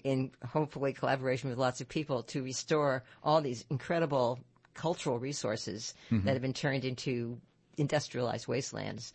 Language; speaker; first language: English; native; English